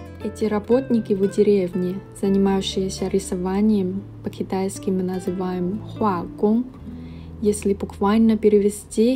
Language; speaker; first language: Russian; non-native, fluent; Chinese